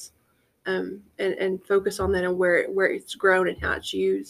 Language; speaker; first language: English; native; English